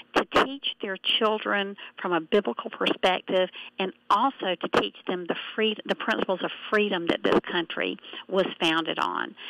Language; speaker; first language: English; native; English